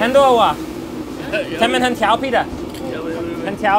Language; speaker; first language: Chinese; non-native, learner; English